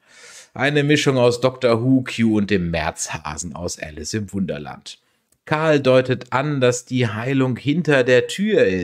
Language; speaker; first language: German; native; German